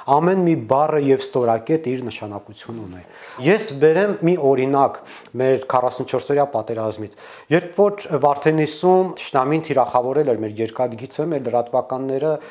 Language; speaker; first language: Armenian; native; Armenian